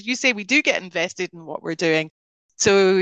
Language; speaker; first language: English; native; English